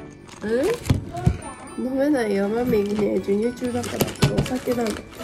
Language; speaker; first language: Japanese; native; Japanese